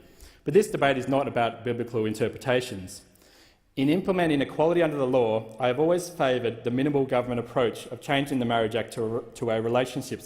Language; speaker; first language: English; native; English